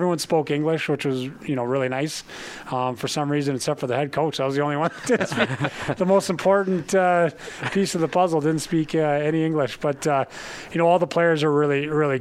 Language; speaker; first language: English; native; English